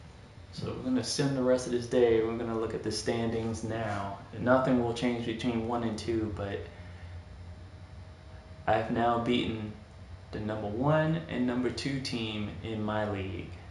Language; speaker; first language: English; native; English